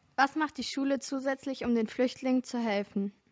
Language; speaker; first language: German; native; German